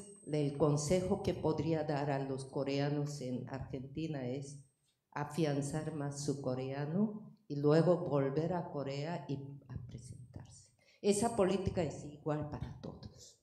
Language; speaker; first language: Spanish; non-native, fluent; Korean